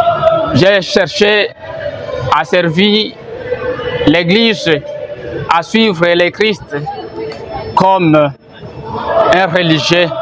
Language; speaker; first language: French; non-native, fluent; Portuguese